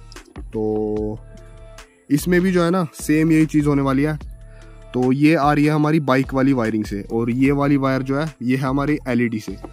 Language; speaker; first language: Hindi; native; Hindi